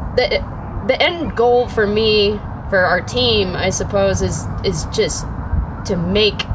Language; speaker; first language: English; native; English